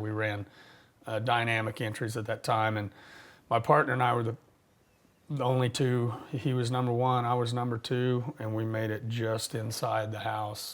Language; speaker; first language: English; native; English